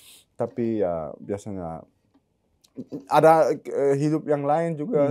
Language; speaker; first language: Indonesian; early bilingual, heritage; German